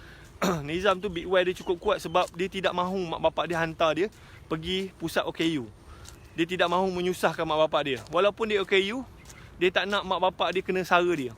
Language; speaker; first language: Malay; native; Malay